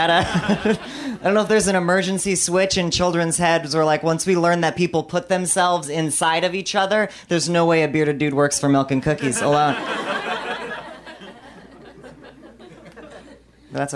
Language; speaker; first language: English; native; English